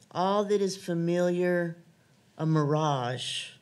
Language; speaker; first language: English; native; English